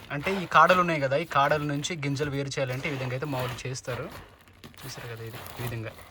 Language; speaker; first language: Telugu; non-native, local second language; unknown